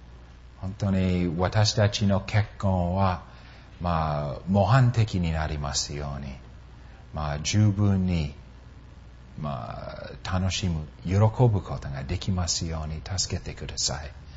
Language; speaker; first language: Japanese; non-native, fluent; English